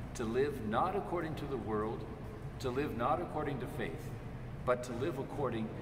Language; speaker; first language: English; early bilingual, other home language; Ukrainian